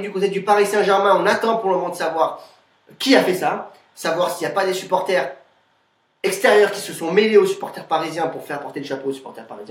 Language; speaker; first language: French; native; French